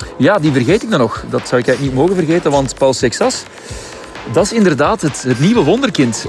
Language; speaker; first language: Dutch; native; Dutch